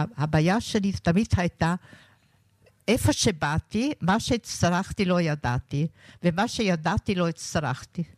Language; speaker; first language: Hebrew; non-native, fluent; German